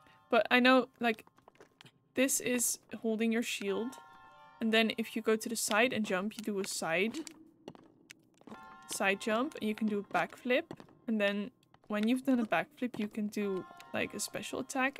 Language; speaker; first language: English; non-native, fluent; Dutch